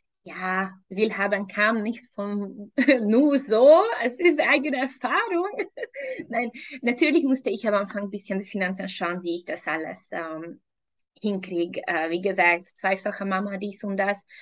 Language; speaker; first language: German; non-native, fluent; Hungarian